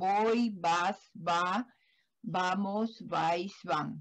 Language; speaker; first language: Spanish; non-native, fluent; German